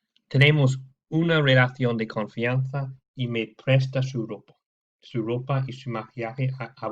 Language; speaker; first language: Spanish; non-native, fluent; English